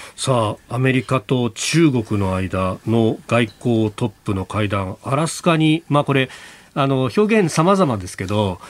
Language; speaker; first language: Japanese; native; Japanese